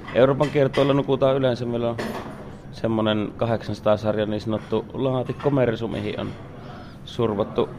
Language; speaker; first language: Finnish; native; Finnish